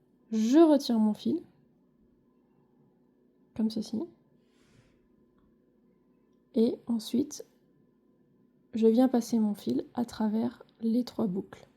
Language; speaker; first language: French; native; French